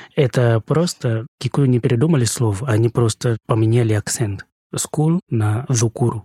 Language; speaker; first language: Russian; non-native, fluent; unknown